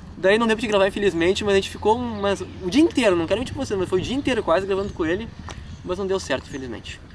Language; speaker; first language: Portuguese; native; Portuguese